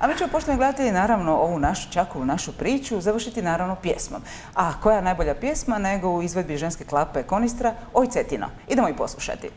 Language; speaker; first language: Croatian; native; Croatian